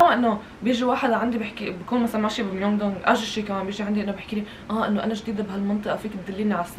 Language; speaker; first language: Arabic; native; Arabic